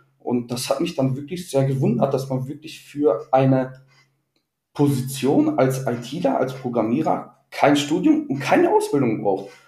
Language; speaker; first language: German; native; German